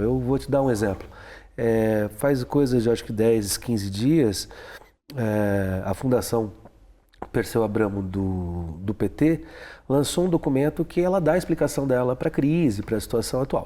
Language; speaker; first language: Portuguese; native; Portuguese